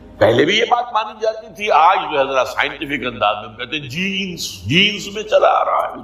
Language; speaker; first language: Urdu; native; Urdu